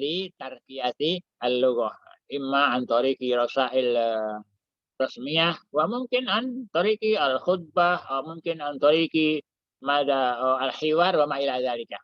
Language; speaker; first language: Arabic; non-native, fluent; Indonesian